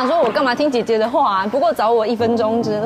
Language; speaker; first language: Chinese; native; Chinese